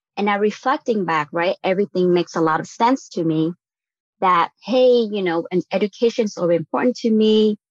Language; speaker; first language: English; non-native, fluent; Vietnamese